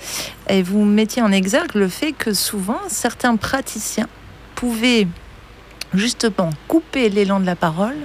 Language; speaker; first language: French; native; French